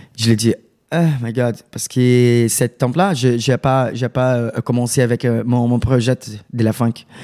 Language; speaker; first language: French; non-native, learner; Portuguese